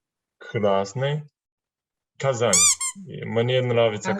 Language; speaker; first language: Russian; non-native, learner; Chinese